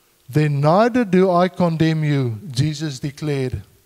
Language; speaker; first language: English; non-native, local second language; Afrikaans